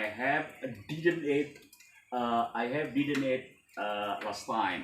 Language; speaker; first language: English; non-native, learner; Indonesian